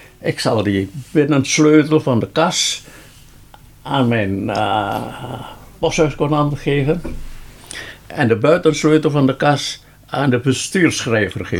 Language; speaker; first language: Dutch; non-native, local second language; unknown